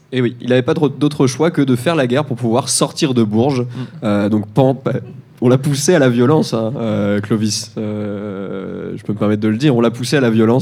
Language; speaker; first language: French; native; French